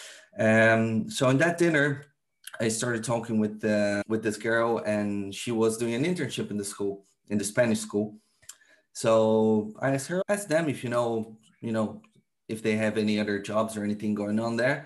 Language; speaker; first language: English; non-native, fluent; Portuguese